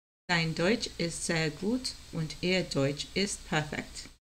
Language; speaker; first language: German; non-native, learner; Spanish